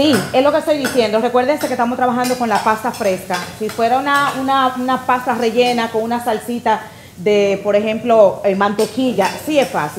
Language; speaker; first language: Spanish; native; Spanish